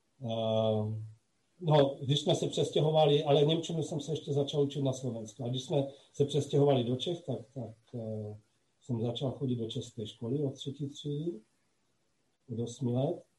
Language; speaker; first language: Czech; non-native, local second language; Slovak